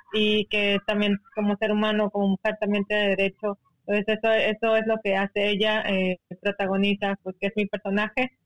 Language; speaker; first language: Spanish; non-native, local second language; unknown